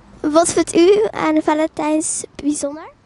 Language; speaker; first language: Dutch; native; Dutch